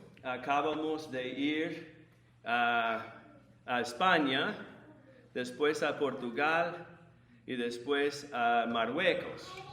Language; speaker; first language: Spanish; non-native, fluent; English